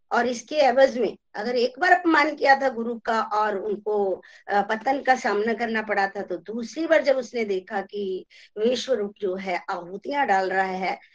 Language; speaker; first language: Hindi; native; Hindi